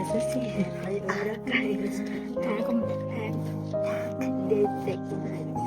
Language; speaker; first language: Japanese; non-native, learner; Vietnamese